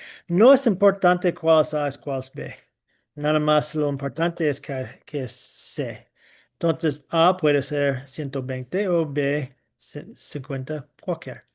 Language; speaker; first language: Spanish; non-native, fluent; English